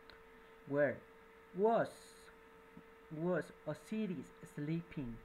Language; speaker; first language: English; non-native, fluent; Spanish